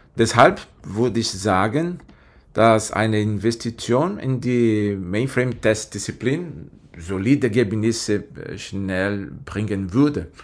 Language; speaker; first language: German; non-native, fluent; Portuguese